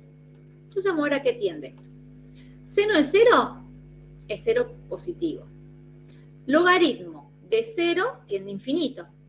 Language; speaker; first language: Spanish; native; Spanish